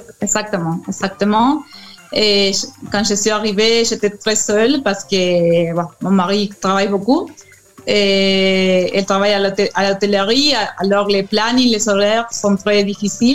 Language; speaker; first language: French; non-native, learner; Spanish